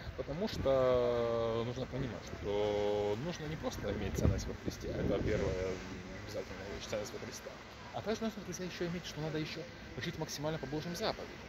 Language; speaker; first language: Russian; native; Russian